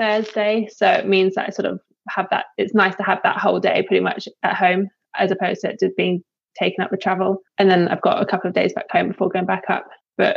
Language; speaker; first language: English; native; English